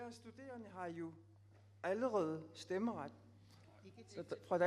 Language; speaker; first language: Danish; non-native, local second language; Kalaallisut